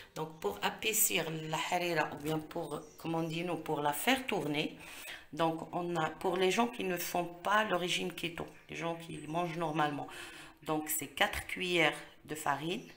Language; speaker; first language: French; non-native, local second language; Arabic